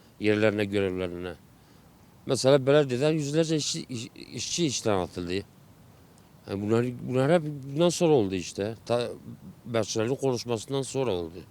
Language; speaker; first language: Turkish; native; Turkish